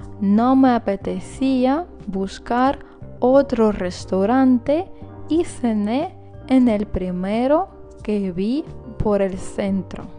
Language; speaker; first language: Spanish; non-native, fluent; Russian